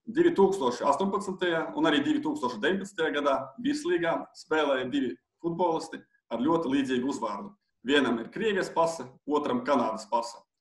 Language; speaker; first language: Latvian; non-native, local second language; Russian